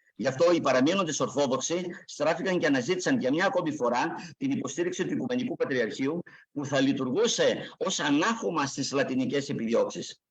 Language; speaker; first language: Greek; native; Greek